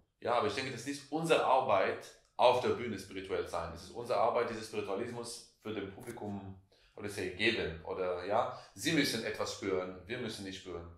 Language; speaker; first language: German; non-native, fluent; Hebrew